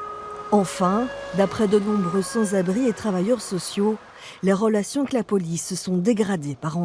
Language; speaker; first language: French; native; French